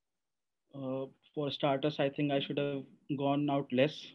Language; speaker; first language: English; non-native, local second language; Hindi